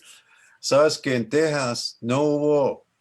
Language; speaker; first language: Spanish; early bilingual, other home language; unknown